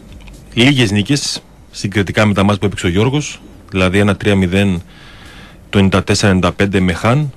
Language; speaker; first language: Greek; native; Greek